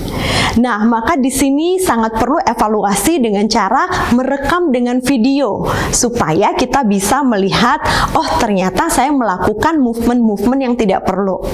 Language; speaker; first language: Indonesian; native; Indonesian